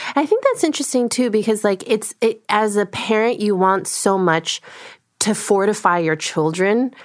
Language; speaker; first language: English; early bilingual, other home language; Korean